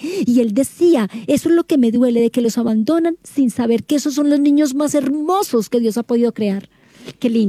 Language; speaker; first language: Spanish; native; Spanish